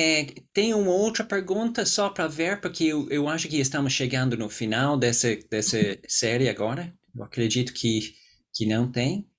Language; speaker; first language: Portuguese; non-native, fluent; English